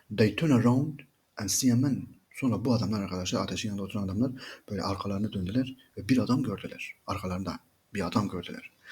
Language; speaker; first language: Turkish; native; Turkish